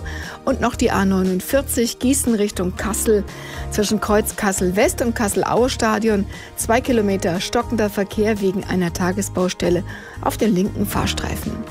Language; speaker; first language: German; native; German